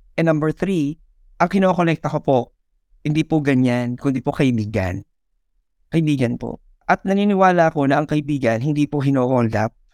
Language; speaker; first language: Filipino; native; Filipino